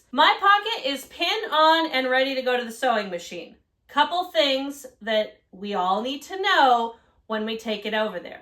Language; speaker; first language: English; native; English